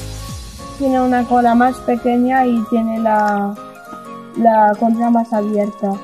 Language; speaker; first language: Spanish; non-native, fluent; French